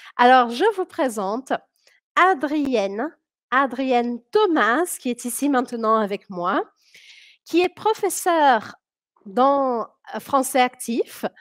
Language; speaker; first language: French; native; French